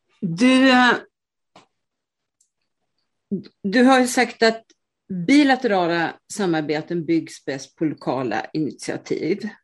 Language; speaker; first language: Swedish; native; Swedish